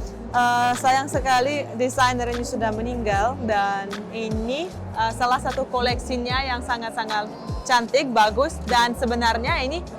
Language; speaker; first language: Indonesian; non-native, fluent; Russian